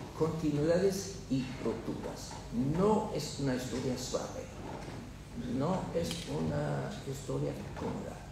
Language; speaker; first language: Spanish; non-native, fluent; German